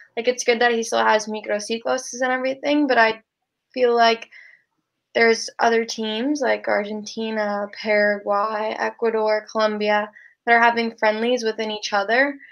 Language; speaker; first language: English; native; English